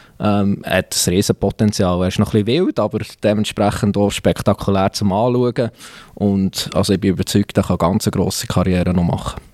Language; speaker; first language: German; native; German